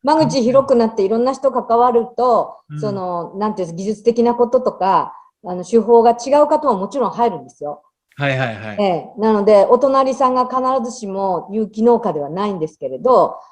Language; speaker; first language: Japanese; native; Japanese